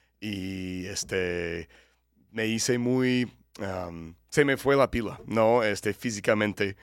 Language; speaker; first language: Spanish; non-native, fluent; English